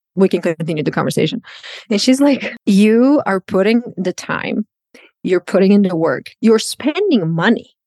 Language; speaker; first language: English; non-native, fluent; Croatian